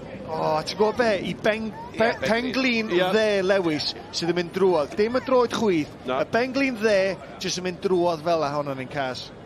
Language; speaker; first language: Welsh; native; Welsh